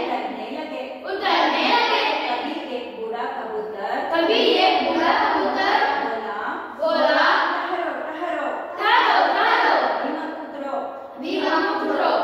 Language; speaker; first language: Hindi; non-native, local second language; Kannada